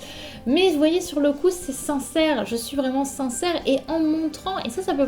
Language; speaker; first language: French; native; French